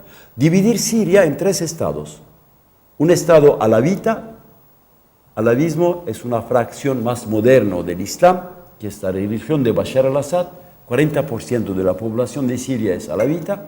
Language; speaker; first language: Spanish; non-native, local second language; Kurdish